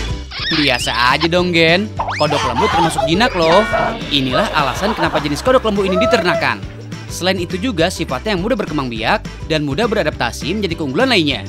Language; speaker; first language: Indonesian; native; Indonesian